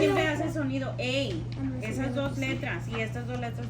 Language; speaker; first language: Spanish; early bilingual, heritage; Spanish